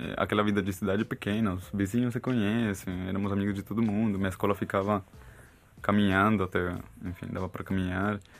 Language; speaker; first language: Portuguese; non-native, fluent; Spanish